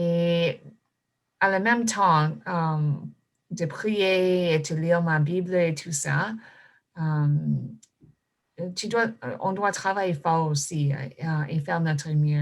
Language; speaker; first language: French; non-native, fluent; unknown